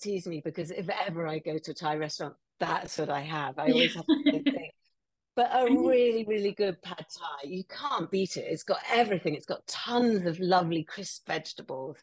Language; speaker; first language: English; native; English